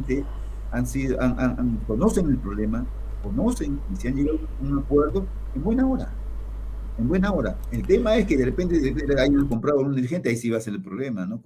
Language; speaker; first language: Spanish; native; Spanish